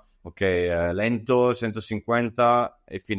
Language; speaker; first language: Spanish; non-native, learner; Italian